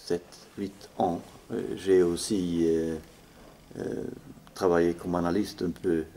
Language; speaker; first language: French; non-native, fluent; Swedish